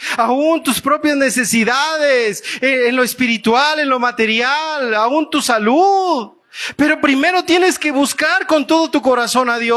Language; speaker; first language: Spanish; native; Spanish